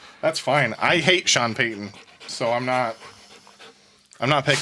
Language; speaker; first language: English; native; English